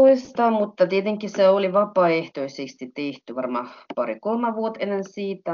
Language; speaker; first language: Finnish; non-native, fluent; Russian